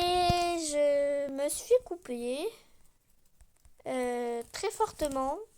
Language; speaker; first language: French; native; French